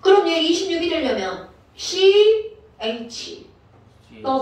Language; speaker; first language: Korean; native; Korean